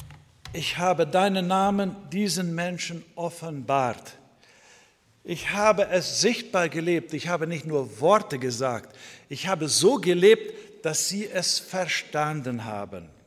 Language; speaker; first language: German; non-native, fluent; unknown